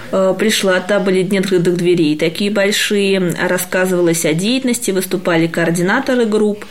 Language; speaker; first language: Russian; native; Russian